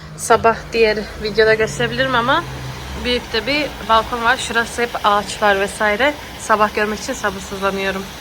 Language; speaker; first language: Turkish; early bilingual, heritage; Turkish